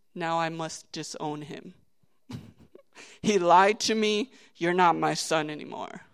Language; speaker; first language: English; native; English